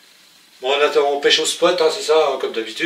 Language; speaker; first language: French; native; French